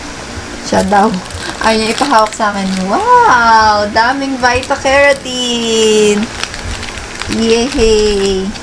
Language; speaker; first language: Filipino; native; Filipino